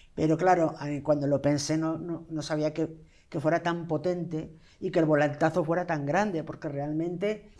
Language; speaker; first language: Spanish; native; Spanish